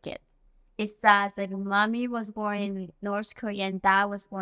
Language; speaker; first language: English; non-native, fluent; Korean